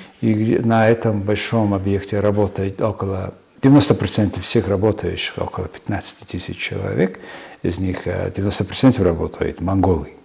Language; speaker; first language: Russian; non-native, fluent; Mongolian